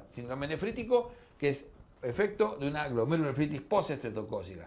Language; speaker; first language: Spanish; native; Spanish